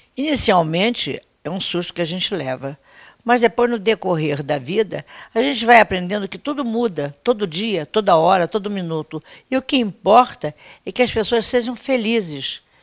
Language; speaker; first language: Portuguese; native; Portuguese